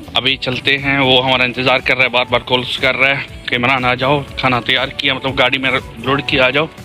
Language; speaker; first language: Hindi; non-native, local second language; Bangla